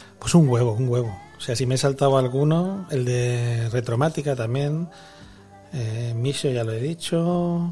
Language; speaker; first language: Spanish; native; Spanish